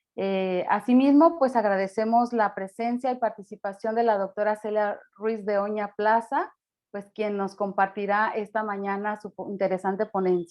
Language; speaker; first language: Spanish; native; Spanish